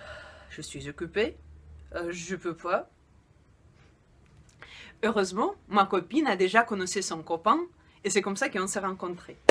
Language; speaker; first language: French; non-native, fluent; Russian